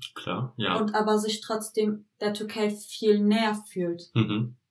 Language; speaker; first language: German; early bilingual, other home language; Turkish